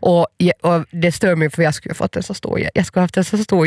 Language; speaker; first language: Swedish; native; Swedish